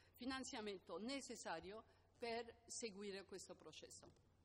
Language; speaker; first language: Italian; non-native, fluent; French